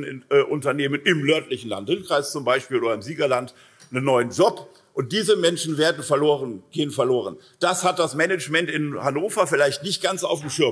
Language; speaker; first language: German; native; German